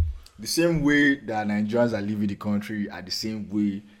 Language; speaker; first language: English; non-native, local second language; Yoruba